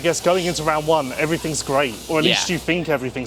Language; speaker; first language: English; native; English